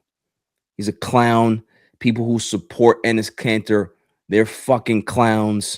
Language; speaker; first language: English; native; English